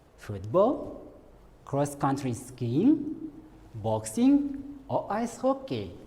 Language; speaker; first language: English; non-native, fluent; Kazakh